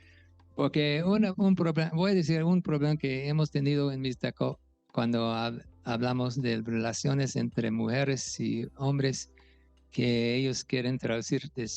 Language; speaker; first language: Spanish; non-native, fluent; English